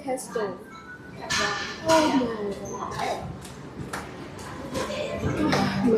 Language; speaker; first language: English; non-native, learner; Vietnamese